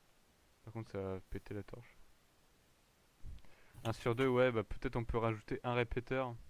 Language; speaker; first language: French; native; French